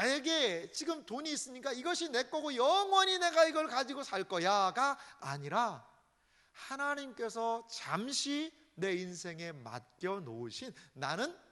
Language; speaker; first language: Korean; native; Korean